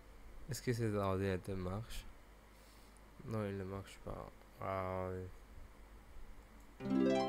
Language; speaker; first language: French; non-native, learner; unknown